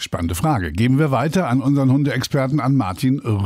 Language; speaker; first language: German; native; German